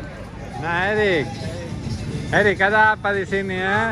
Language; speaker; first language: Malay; non-native, fluent; Catalan